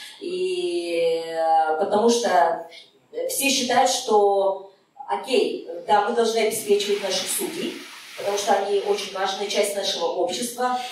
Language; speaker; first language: Russian; native; Russian